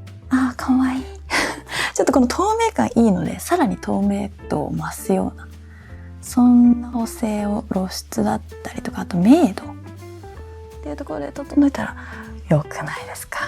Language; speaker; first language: Japanese; native; Japanese